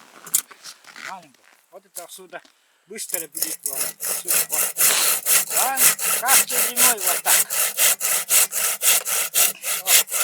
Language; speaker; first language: Russian; non-native, local second language; Yakut